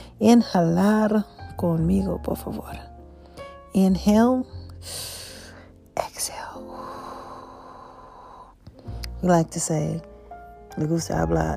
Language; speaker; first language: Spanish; non-native, learner; English